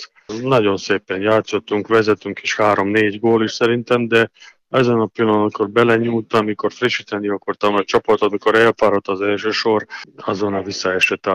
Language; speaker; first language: Hungarian; non-native, learner; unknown